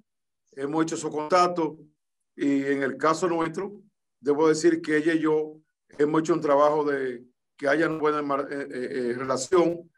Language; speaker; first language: Spanish; native; Spanish